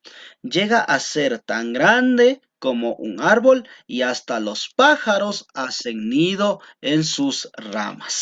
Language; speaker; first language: Spanish; native; Spanish